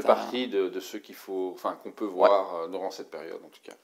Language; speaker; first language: French; native; French